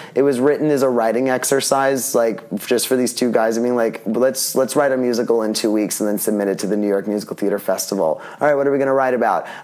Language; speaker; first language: English; native; English